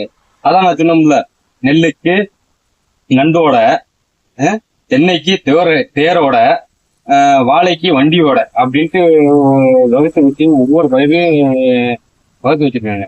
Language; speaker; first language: Tamil; native; Tamil